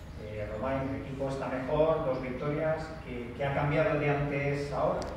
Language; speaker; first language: Spanish; native; Spanish